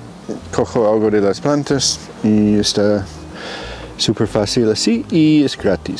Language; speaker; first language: Spanish; non-native, fluent; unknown